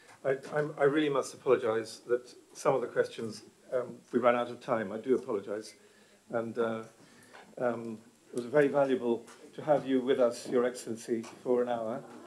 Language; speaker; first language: English; native; English